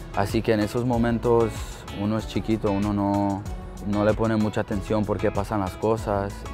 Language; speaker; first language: Spanish; early bilingual, heritage; Spanish